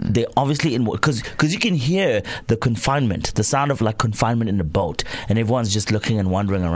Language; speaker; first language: English; native; English